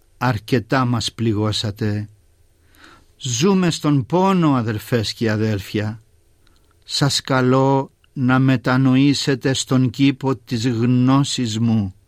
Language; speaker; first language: Greek; native; Greek